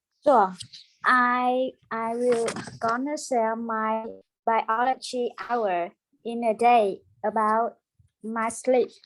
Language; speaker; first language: English; non-native, learner; Vietnamese